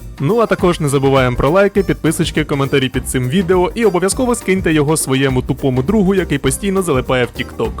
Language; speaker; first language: Ukrainian; native; Ukrainian